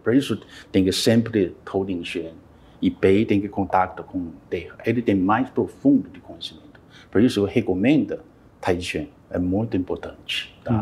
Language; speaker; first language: Portuguese; non-native, learner; Chinese